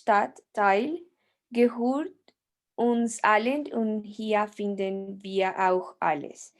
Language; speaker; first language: German; non-native, learner; Spanish